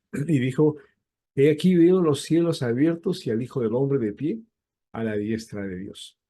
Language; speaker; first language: Spanish; native; Spanish